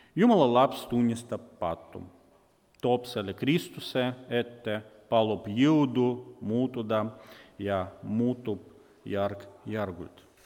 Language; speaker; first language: Estonian; non-native, local second language; Russian